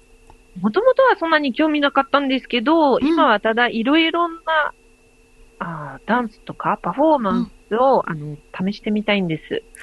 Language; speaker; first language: Japanese; non-native, fluent; French